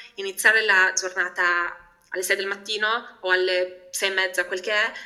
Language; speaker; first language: Italian; early bilingual, other home language; Albanian